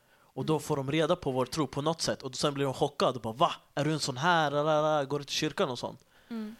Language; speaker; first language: Swedish; early bilingual, other home language; Tigrinya